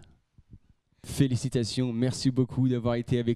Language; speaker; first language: French; native; French